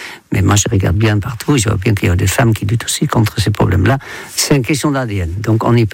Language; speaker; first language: French; non-native, fluent; Dutch